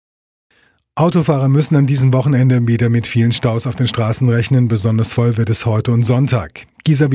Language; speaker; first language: German; native; German